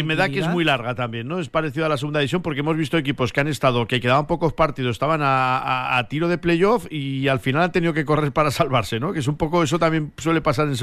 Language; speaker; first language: Spanish; native; Spanish